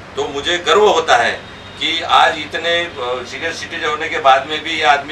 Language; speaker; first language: Hindi; non-native, local second language; Marathi